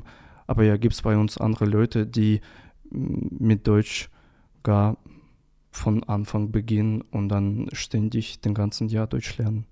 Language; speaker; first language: German; non-native, learner; Russian